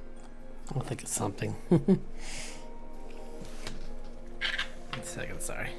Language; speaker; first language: English; native; English